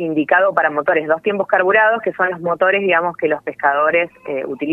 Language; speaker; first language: Spanish; native; Spanish